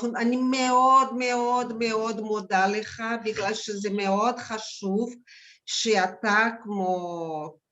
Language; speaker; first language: Hebrew; non-native, fluent; Portuguese